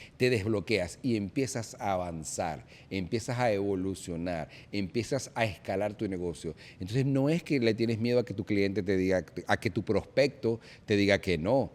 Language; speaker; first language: Spanish; native; Spanish